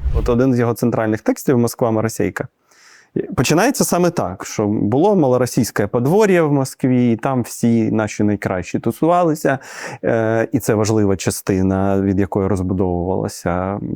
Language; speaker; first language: Ukrainian; native; Ukrainian